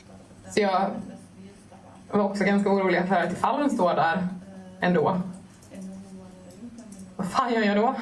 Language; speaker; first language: Swedish; native; Swedish